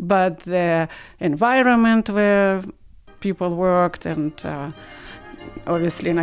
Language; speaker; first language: English; non-native, fluent; Russian